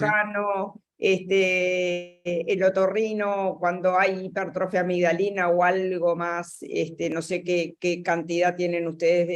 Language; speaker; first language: Spanish; native; Spanish